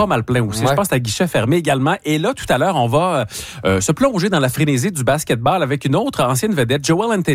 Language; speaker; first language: French; native; French